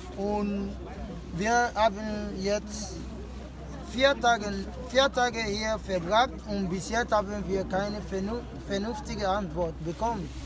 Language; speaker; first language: German; non-native, fluent; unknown